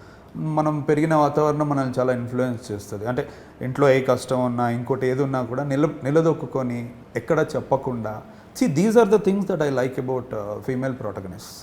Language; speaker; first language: Telugu; native; Telugu